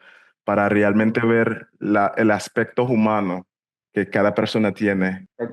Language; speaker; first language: Spanish; non-native, fluent; English